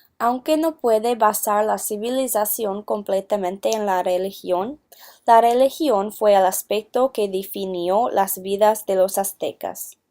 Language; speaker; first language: Spanish; non-native, learner; English